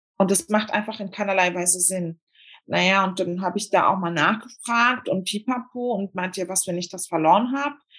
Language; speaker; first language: German; early bilingual, other home language; Turkish